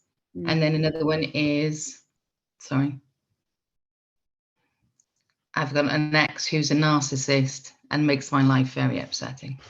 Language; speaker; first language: English; native; English